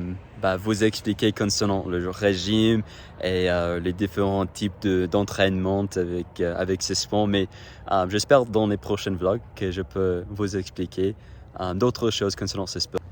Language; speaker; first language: French; non-native, fluent; English